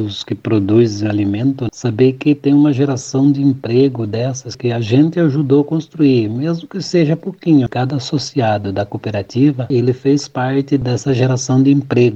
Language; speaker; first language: Portuguese; native; Portuguese